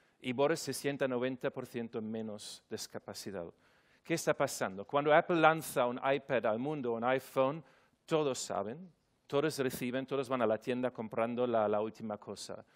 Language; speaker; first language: Spanish; non-native, fluent; German